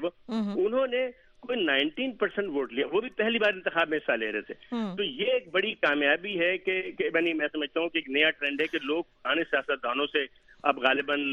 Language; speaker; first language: Urdu; native; Urdu